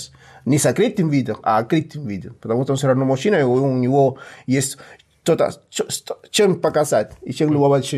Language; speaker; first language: Russian; non-native, fluent; Spanish